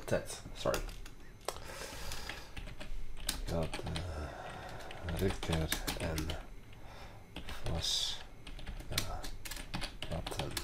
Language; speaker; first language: Swedish; non-native, learner; English